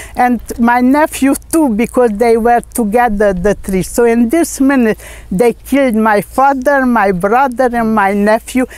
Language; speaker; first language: English; non-native, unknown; Hungarian